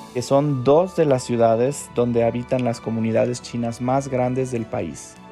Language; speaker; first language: Spanish; non-native, fluent; Chinese